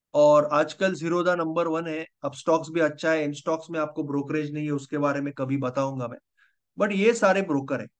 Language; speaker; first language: Hindi; non-native, local second language; Marathi